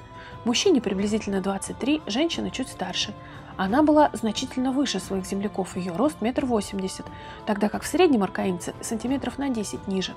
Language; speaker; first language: Russian; native; Russian